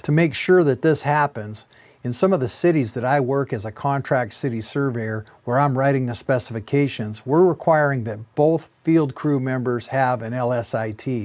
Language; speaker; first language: English; native; English